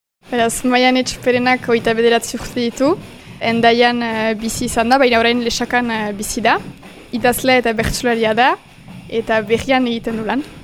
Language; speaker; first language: Basque; native; Basque